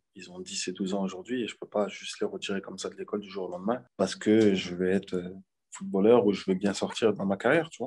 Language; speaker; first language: French; native; French